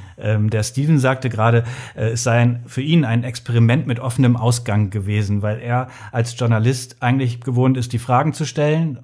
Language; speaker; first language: German; native; German